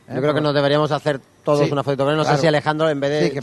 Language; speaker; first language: Spanish; native; Spanish